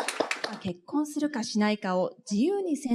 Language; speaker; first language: Japanese; native; Japanese